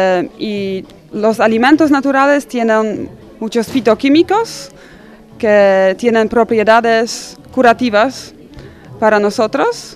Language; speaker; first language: Spanish; non-native, fluent; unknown